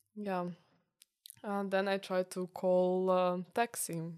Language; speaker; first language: English; non-native, fluent; Ukrainian